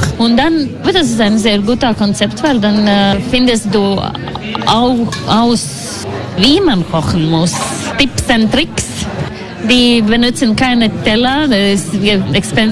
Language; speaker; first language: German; non-native, learner; Latvian